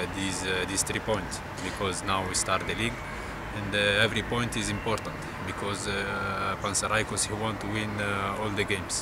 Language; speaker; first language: English; non-native, learner; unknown